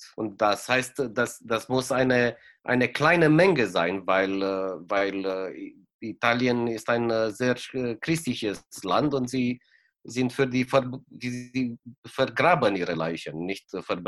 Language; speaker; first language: German; non-native, fluent; Romanian